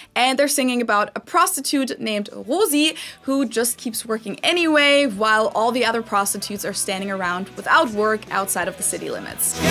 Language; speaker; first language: English; non-native, fluent; German